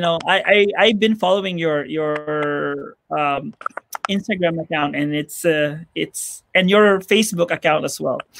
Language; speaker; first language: English; non-native, fluent; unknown